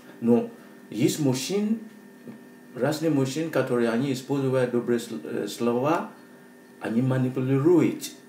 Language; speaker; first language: Russian; non-native, learner; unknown